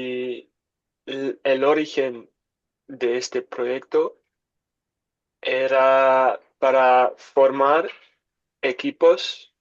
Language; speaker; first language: Spanish; non-native, learner; English